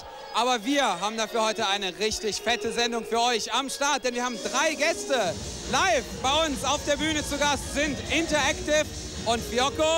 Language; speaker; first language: German; native; German